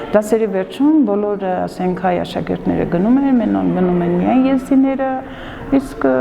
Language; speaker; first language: Armenian; non-native, local second language; Kurdish